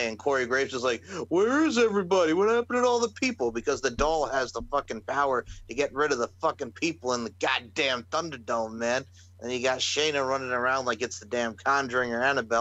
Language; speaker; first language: English; native; English